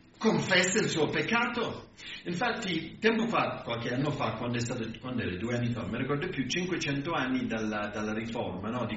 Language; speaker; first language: Italian; non-native, fluent; English